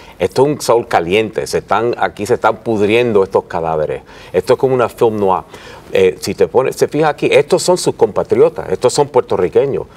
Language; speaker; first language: Spanish; early bilingual, heritage; Spanish